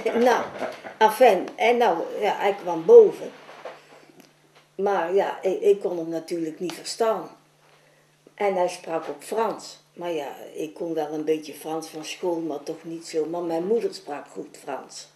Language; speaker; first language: Dutch; native; Dutch